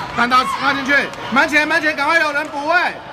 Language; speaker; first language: Chinese; native; Chinese